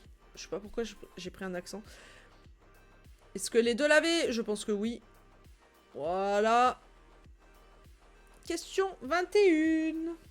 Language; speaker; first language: French; native; French